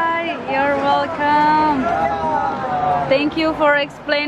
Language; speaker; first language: English; non-native, learner; Indonesian